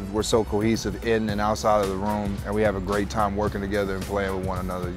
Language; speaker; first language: English; native; English